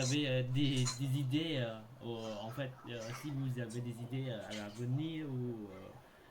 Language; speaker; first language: French; non-native, learner; Khmer